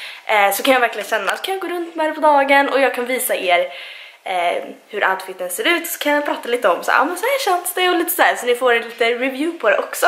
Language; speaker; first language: Swedish; native; Swedish